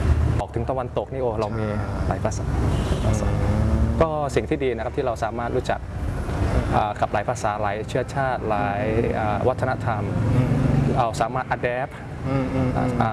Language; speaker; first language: Thai; early bilingual, other home language; Indonesian